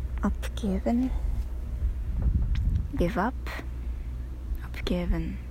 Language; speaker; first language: German; non-native, learner; Japanese